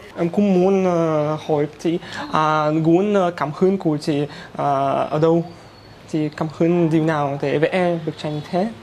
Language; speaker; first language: Vietnamese; non-native, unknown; Russian